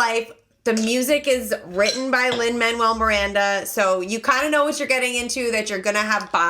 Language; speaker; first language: English; native; English